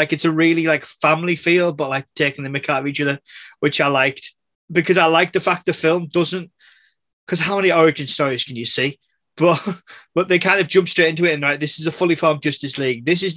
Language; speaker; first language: English; native; English